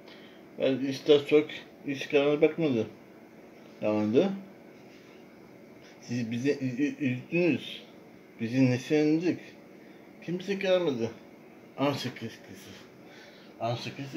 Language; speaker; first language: Turkish; non-native, learner; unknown